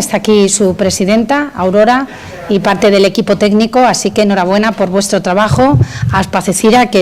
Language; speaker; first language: Spanish; native; Spanish